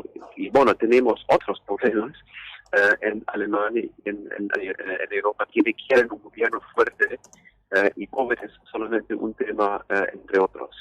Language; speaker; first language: Spanish; non-native, fluent; German